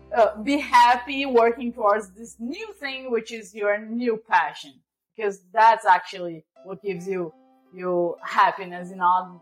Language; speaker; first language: English; non-native, fluent; Portuguese